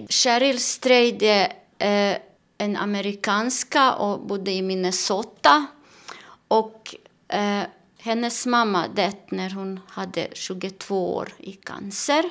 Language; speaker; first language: Swedish; non-native, learner; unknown